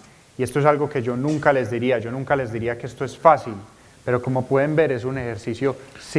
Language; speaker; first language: Spanish; native; Spanish